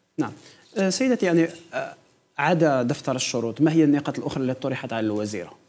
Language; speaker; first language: Arabic; non-native, local second language; Kabyle